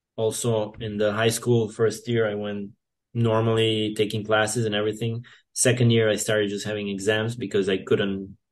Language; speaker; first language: English; non-native, fluent; Serbian